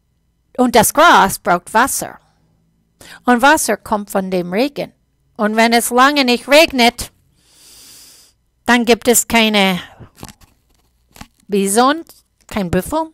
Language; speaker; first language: German; non-native, fluent; English